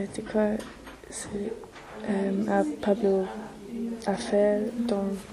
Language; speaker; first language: French; non-native, learner; English